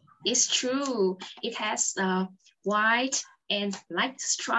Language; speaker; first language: English; non-native, fluent; Vietnamese